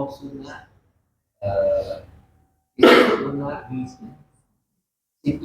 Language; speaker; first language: Arabic; non-native, learner; Indonesian